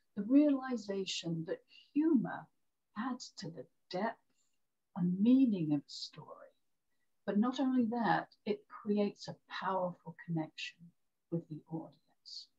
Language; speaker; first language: English; native; English